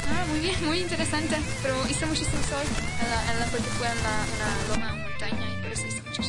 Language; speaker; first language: Spanish; non-native, fluent; Hungarian